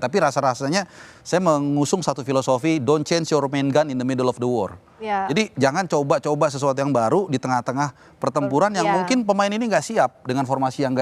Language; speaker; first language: Indonesian; native; Indonesian